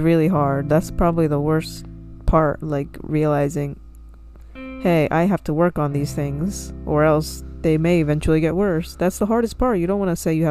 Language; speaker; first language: English; native; English